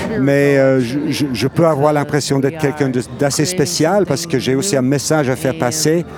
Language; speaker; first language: French; non-native, fluent; Portuguese